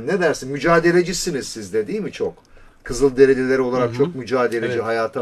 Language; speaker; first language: Turkish; native; Turkish